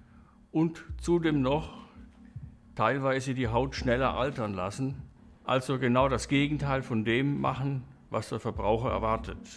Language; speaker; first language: German; native; German